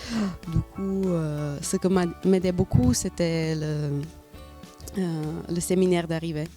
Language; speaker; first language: French; non-native, learner; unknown